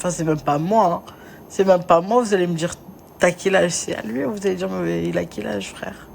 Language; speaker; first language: French; native; French